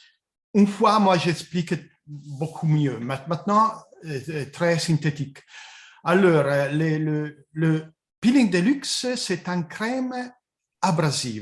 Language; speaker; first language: French; non-native, fluent; Italian